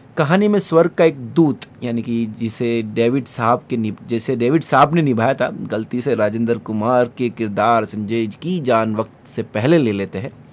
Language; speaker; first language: Hindi; non-native, local second language; Gujarati